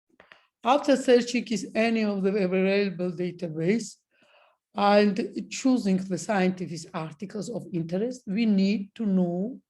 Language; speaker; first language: English; non-native, learner; Georgian